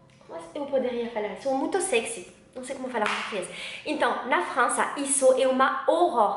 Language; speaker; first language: Portuguese; non-native, learner; French